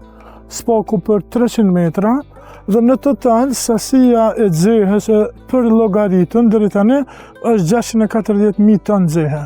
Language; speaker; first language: Albanian; native; Albanian